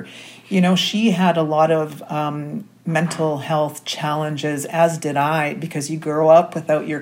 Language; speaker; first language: English; native; English